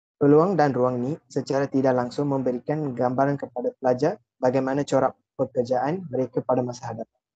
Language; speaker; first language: Malay; non-native, local second language; Tamil